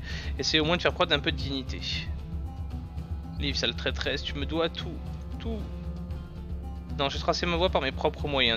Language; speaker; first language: French; native; French